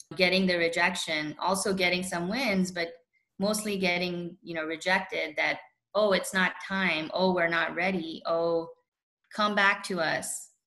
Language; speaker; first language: English; early bilingual, other home language; Urdu